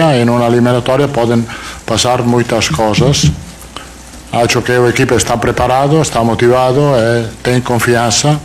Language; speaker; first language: Portuguese; non-native, learner; Italian